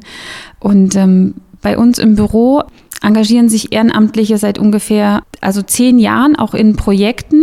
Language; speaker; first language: German; native; German